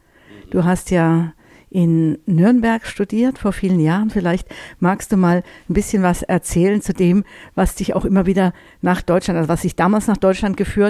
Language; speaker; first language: German; native; German